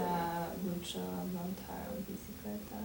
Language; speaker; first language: Spanish; non-native, learner; English